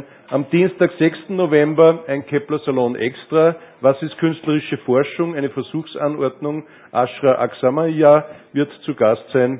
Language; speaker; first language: German; native; German